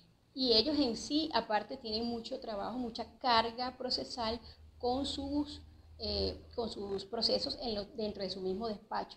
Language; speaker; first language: Spanish; native; Spanish